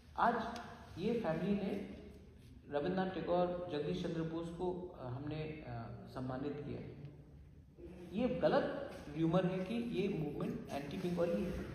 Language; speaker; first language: Hindi; non-native, local second language; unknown